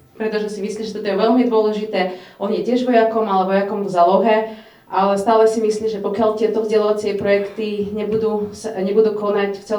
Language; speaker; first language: Slovak; non-native, fluent; Ukrainian